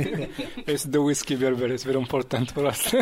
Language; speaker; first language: English; non-native, learner; Arabic